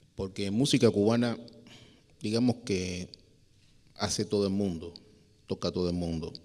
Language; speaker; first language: Spanish; native; Spanish